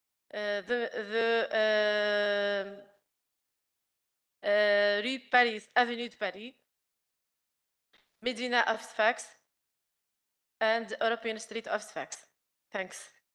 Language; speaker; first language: English; non-native, learner; Arabic